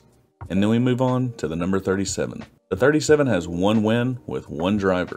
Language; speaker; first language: English; native; English